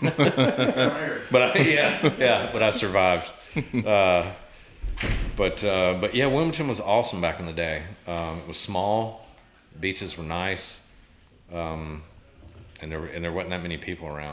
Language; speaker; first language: English; native; English